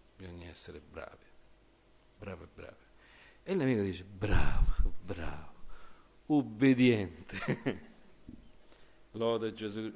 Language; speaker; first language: Italian; early bilingual, heritage; English